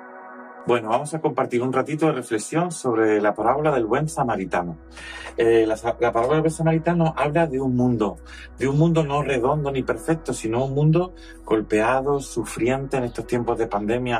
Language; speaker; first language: Spanish; native; Spanish